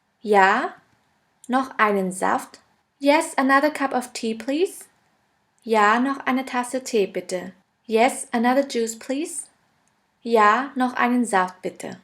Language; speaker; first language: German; non-native, fluent; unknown